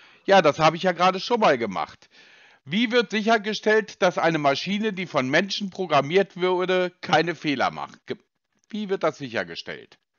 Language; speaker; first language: German; native; German